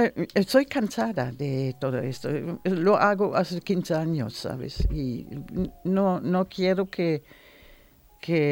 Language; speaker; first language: Spanish; non-native, learner; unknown